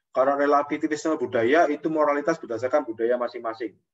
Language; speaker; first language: Indonesian; native; Indonesian